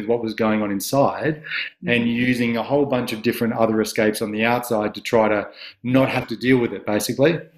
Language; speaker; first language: English; native; English